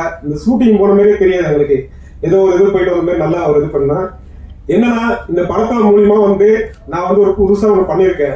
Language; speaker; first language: Tamil; native; Tamil